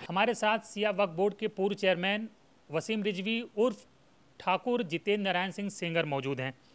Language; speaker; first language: Hindi; native; Hindi